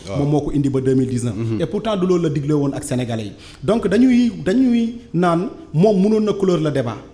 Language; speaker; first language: Wolof; non-native, local second language; Fula